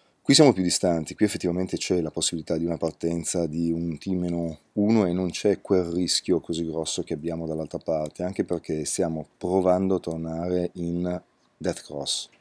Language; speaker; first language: Italian; native; Italian